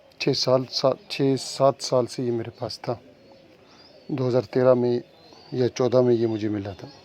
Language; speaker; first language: Urdu; non-native, local second language; Sindhi